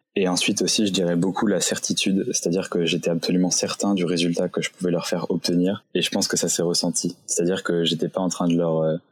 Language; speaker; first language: French; native; French